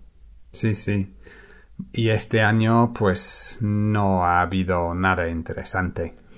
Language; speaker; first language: Spanish; non-native, fluent; English